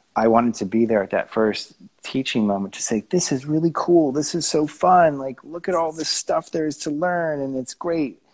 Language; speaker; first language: English; native; English